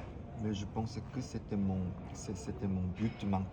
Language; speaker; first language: French; non-native, fluent; Korean